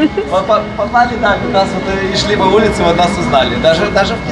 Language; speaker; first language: Russian; native; Russian